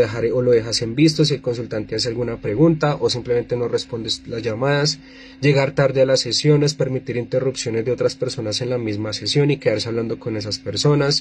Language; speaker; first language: Spanish; native; Spanish